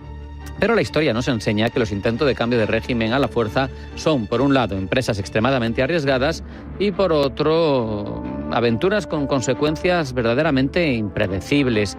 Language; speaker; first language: Spanish; native; Spanish